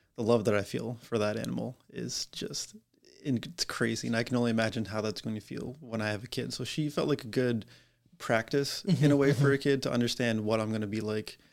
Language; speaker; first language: English; native; English